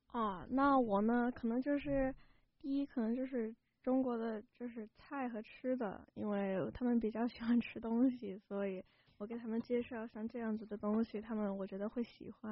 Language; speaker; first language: Chinese; early bilingual, heritage; Chinese